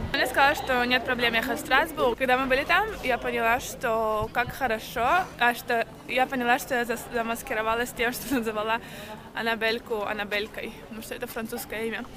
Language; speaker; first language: Russian; early bilingual, heritage; Russian